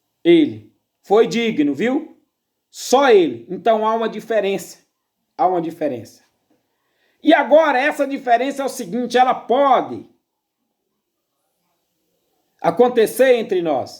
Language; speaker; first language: Portuguese; native; Portuguese